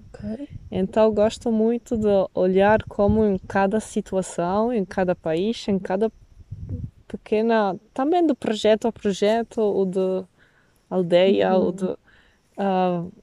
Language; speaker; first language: Portuguese; non-native, fluent; Italian